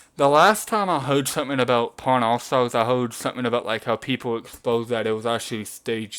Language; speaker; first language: English; native; English